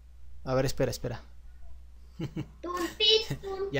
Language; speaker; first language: Spanish; native; Spanish